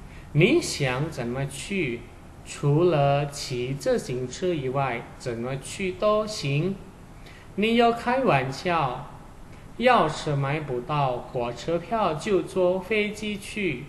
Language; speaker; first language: Chinese; non-native, fluent; Indonesian